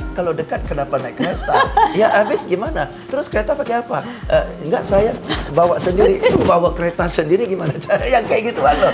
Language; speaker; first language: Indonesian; non-native, fluent; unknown